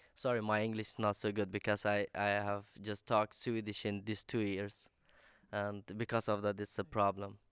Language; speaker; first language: English; non-native, learner; Persian